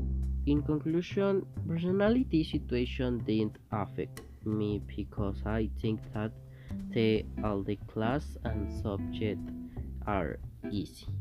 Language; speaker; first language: English; non-native, learner; Spanish